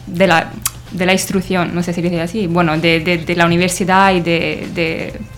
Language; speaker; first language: Spanish; non-native, fluent; Italian